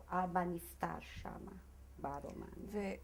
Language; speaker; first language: Hebrew; non-native, fluent; Hungarian